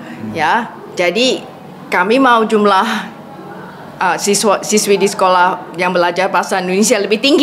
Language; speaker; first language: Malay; non-native, fluent; English